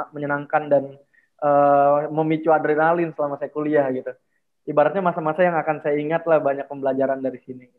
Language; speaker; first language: Indonesian; native; Indonesian